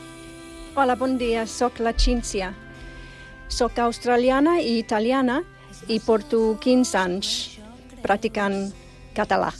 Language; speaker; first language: Catalan; non-native, fluent; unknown